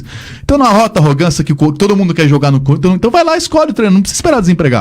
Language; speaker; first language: Portuguese; native; Portuguese